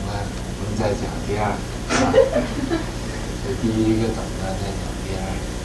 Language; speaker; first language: Chinese; native; Chinese